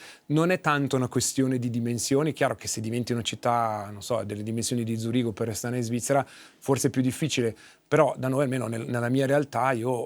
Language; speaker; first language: Italian; native; Italian